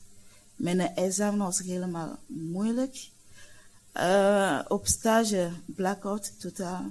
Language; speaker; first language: Dutch; non-native, learner; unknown